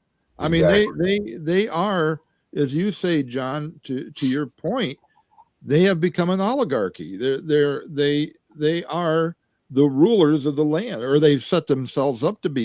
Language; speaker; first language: English; native; English